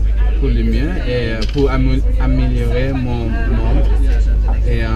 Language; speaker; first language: French; non-native, fluent; English